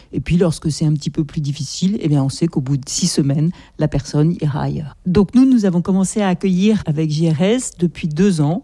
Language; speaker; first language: French; native; French